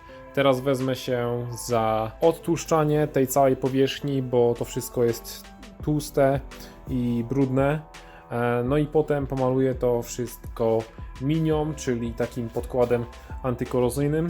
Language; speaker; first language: Polish; native; Polish